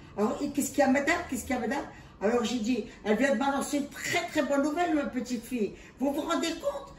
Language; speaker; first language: French; native; French